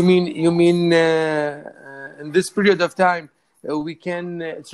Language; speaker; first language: English; non-native, learner; Arabic